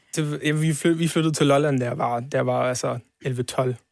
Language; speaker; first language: Danish; early bilingual, heritage; Serbian